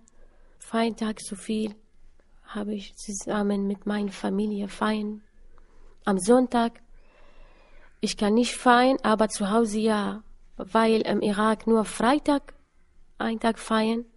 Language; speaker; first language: German; non-native, learner; Assyrian Neo-Aramaic